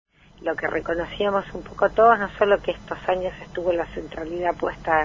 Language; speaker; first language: Spanish; native; Spanish